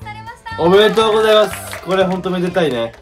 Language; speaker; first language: Japanese; native; Japanese